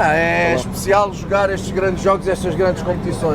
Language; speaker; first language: Portuguese; native; Portuguese